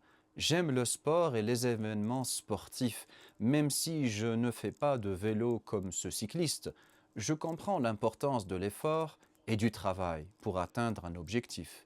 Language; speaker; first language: French; non-native, learner; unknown